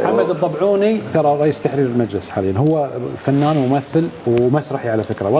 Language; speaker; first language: Arabic; native; Arabic